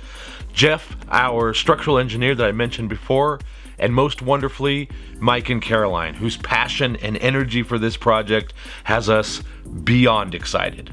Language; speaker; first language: English; native; English